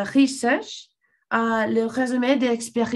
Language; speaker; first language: French; non-native, learner; English